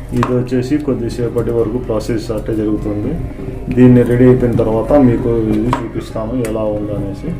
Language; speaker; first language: Telugu; non-native, local second language; Urdu